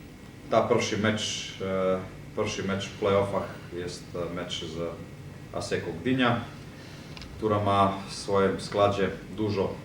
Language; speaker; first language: Polish; non-native, fluent; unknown